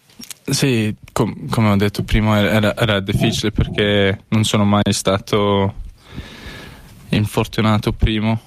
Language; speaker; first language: Italian; non-native, learner; English